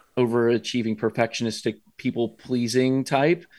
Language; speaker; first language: English; native; English